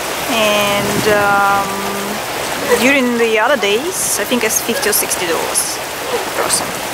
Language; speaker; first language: English; non-native, fluent; Russian